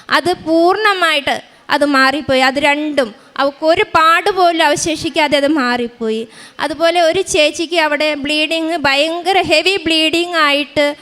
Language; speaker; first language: Malayalam; native; Malayalam